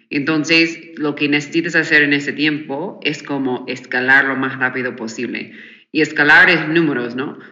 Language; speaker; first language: Spanish; non-native, fluent; English